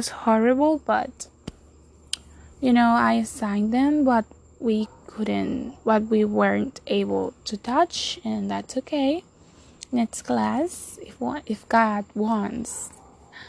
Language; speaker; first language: English; non-native, fluent; Spanish